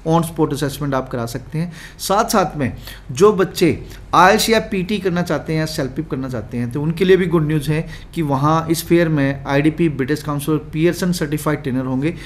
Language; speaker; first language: Hindi; native; Hindi